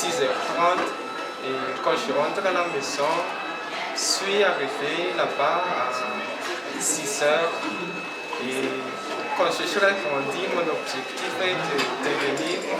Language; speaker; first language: French; non-native, learner; Malagasy